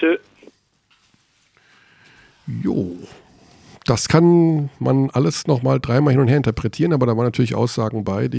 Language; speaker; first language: German; native; German